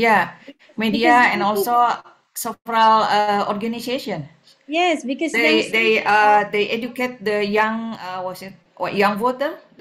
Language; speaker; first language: English; non-native, fluent; Indonesian